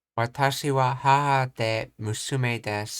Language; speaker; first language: Japanese; non-native, learner; English